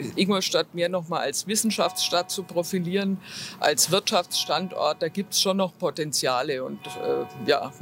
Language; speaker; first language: German; native; German